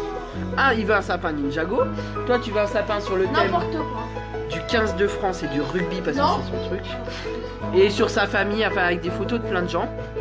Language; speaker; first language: French; native; French